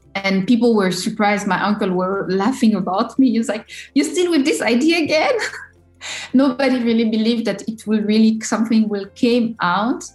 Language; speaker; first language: English; non-native, fluent; French